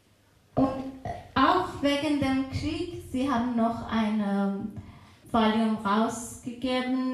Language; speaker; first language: German; non-native, fluent; Persian